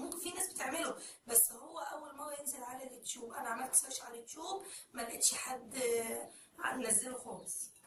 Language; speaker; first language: Arabic; native; Arabic